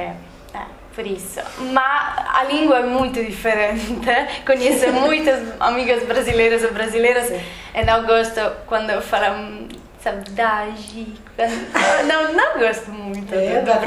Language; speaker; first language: Portuguese; non-native, learner; Italian